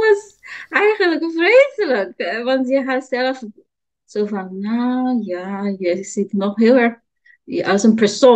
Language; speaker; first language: Dutch; non-native, learner; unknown